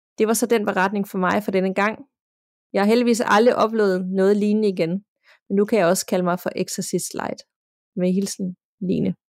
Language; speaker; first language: Danish; native; Danish